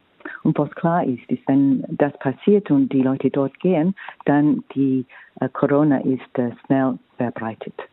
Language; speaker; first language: German; non-native, fluent; English